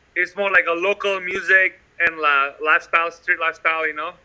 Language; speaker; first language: English; non-native, fluent; Indonesian